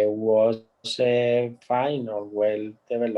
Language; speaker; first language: English; non-native, learner; Spanish